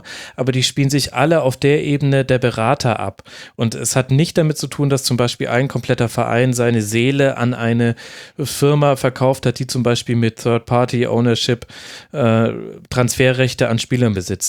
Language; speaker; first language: German; native; German